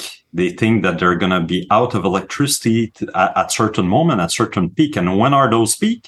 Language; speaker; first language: English; non-native, fluent; French